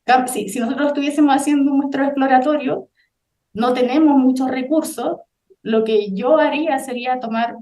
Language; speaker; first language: Spanish; native; Spanish